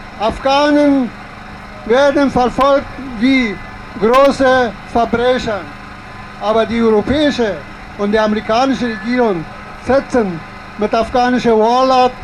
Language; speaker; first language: German; non-native, fluent; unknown